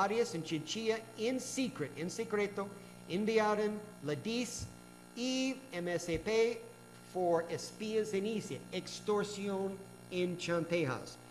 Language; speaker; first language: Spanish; non-native, learner; English